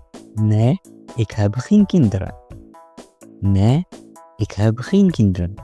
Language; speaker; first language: Dutch; non-native, fluent; Tigrinya